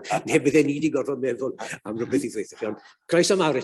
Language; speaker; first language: Welsh; native; Welsh